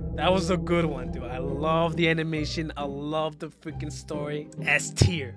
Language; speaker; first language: English; native; English